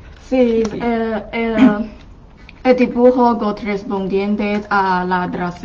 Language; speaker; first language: Spanish; non-native, fluent; Chinese